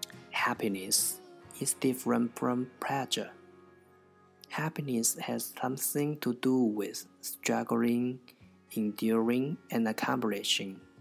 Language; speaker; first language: English; non-native, fluent; Chinese